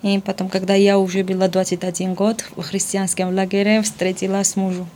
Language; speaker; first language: Russian; non-native, fluent; Georgian